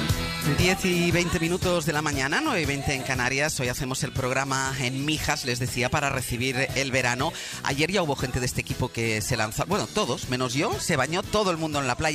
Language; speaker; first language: Spanish; native; Spanish